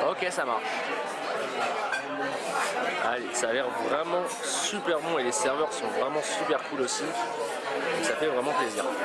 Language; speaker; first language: French; native; French